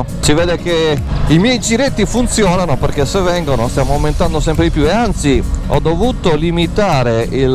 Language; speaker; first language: Italian; native; Italian